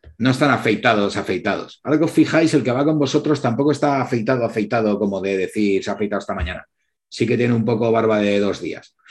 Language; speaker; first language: Spanish; native; Spanish